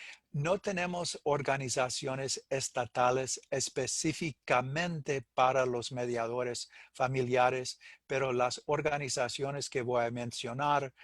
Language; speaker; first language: Spanish; non-native, fluent; English